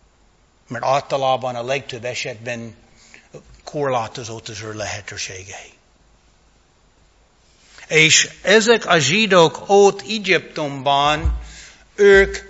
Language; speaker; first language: Hungarian; non-native, fluent; English